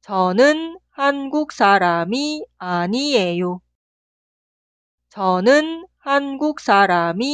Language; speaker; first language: Korean; non-native, fluent; Spanish